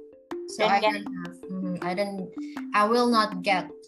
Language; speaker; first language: English; non-native, fluent; Indonesian